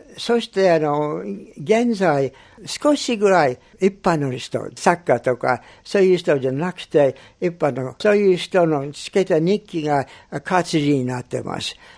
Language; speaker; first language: Japanese; non-native, fluent; English